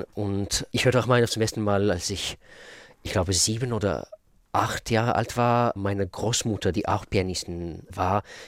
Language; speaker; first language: German; non-native, fluent; Russian